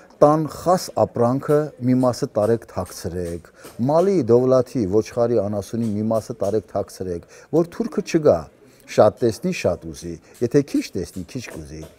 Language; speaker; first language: Armenian; native; Armenian